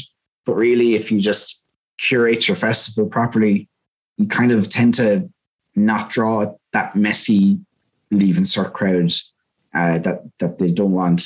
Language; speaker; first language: English; native; English